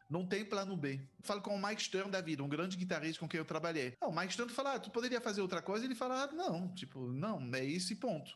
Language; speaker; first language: Portuguese; non-native, fluent; French